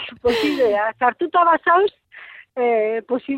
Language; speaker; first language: Basque; non-native, local second language; Spanish